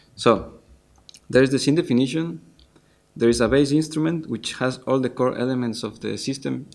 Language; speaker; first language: English; non-native, fluent; Spanish